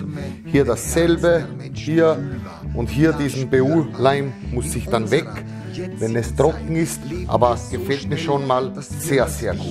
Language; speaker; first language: German; native; German